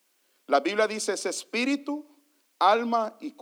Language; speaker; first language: Spanish; early bilingual, heritage; Spanish